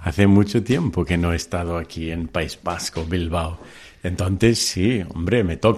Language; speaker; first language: Spanish; early bilingual, heritage; Telugu